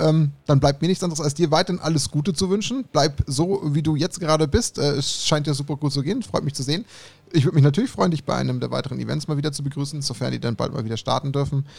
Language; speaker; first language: German; native; German